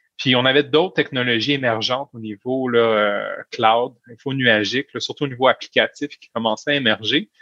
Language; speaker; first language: French; native; French